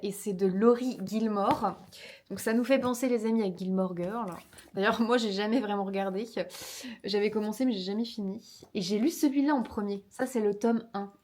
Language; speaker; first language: French; native; French